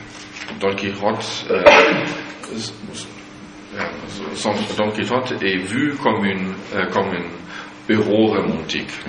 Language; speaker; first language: French; non-native, fluent; German